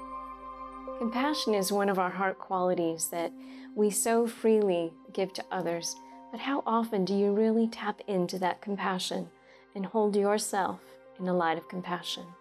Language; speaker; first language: English; native; English